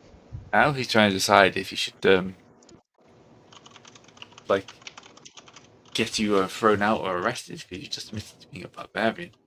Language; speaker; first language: English; native; English